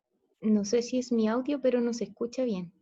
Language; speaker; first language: Spanish; native; Spanish